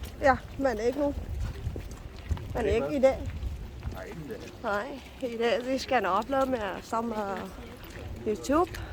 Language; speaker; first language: Danish; non-native, learner; Thai